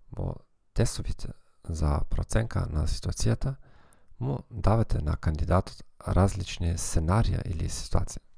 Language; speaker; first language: Macedonian; non-native, fluent; German